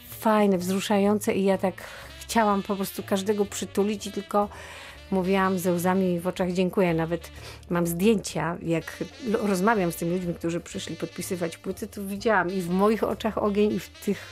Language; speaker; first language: Polish; native; Polish